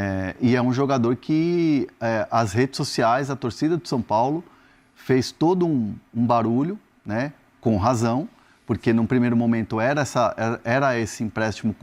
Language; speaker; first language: Portuguese; native; Portuguese